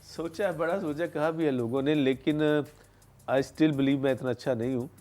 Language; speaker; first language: Hindi; non-native, local second language; Punjabi